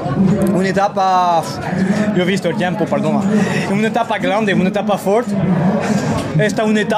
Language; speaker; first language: Spanish; non-native, learner; Portuguese